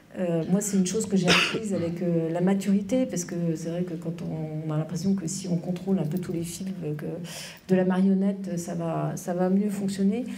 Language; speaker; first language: French; native; French